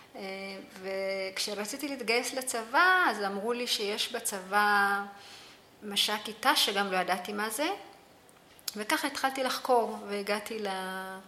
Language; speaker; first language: Hebrew; early bilingual, other home language; Amharic